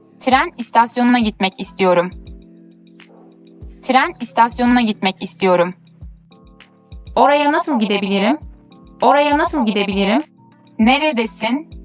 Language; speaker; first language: Turkish; non-native, fluent; Uzbek